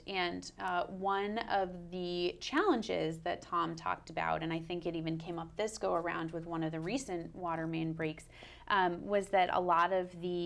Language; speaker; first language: English; native; English